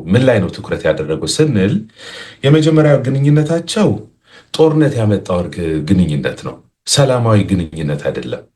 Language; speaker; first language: Amharic; non-native, local second language; Tigrinya